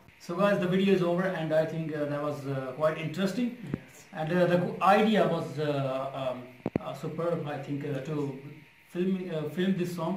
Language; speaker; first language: English; non-native, local second language; Urdu